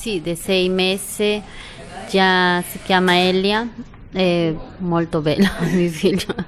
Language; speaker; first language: Italian; non-native, fluent; Spanish